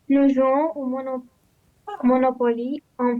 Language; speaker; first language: French; non-native, learner; Romanian